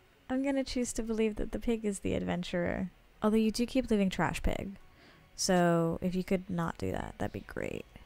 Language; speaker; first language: English; native; English